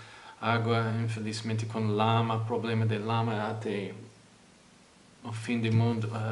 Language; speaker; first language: Portuguese; non-native, fluent; English